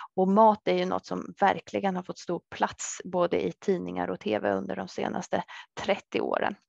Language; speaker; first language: Swedish; native; Swedish